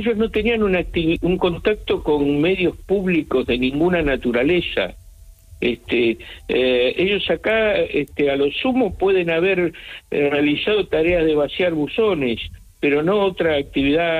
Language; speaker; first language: Spanish; native; Spanish